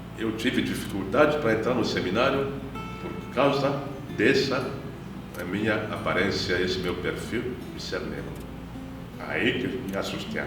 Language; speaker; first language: Portuguese; non-native, fluent; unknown